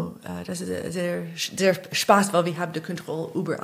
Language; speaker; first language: German; non-native, fluent; English